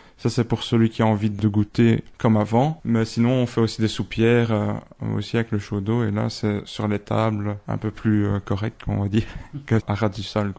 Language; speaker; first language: French; native; French